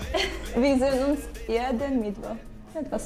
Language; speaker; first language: German; non-native, learner; Albanian